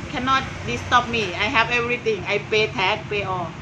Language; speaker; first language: English; non-native, fluent; Thai